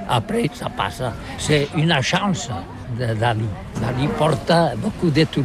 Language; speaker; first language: French; non-native, learner; Catalan